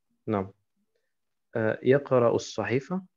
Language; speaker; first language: Arabic; non-native, fluent; German